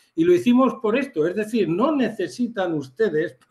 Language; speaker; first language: Spanish; native; Spanish